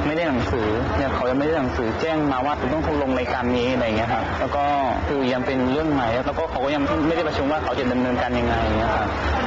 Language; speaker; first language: Thai; non-native, local second language; Akha